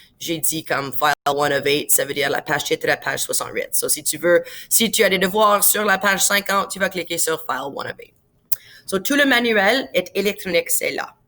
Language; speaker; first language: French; non-native, local second language; English